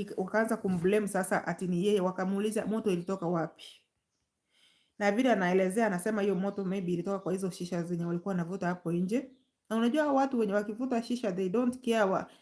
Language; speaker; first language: Swahili; non-native, local second language; Gusii